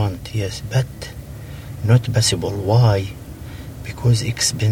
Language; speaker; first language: English; non-native, learner; Arabic